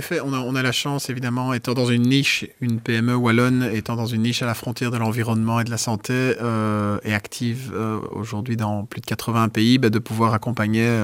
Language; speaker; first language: French; native; French